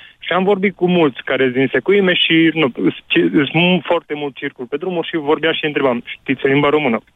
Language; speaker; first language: Romanian; non-native, local second language; Hungarian